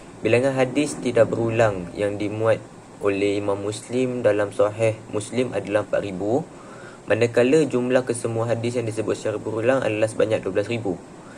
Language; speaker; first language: Malay; native; Malay